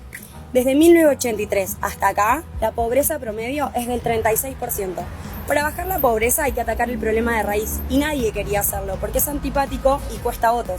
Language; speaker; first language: Spanish; native; Spanish